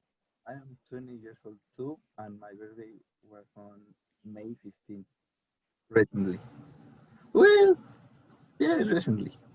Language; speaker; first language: English; non-native, learner; Spanish